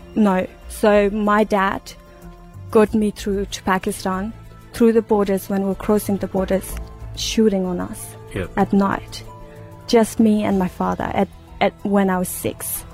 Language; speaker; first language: English; non-native, fluent; Persian